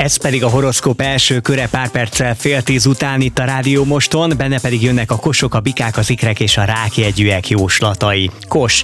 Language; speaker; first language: Hungarian; native; Hungarian